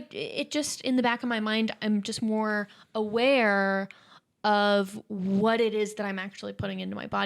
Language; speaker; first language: English; native; English